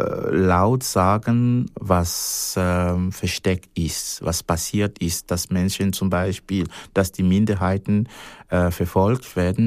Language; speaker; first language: German; non-native, fluent; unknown